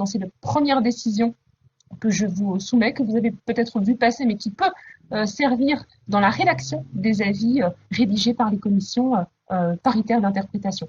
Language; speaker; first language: French; native; French